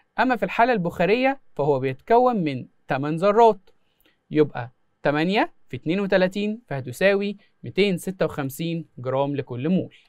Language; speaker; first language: Arabic; native; Arabic